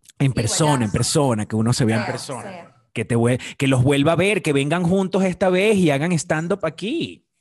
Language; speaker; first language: Spanish; native; Spanish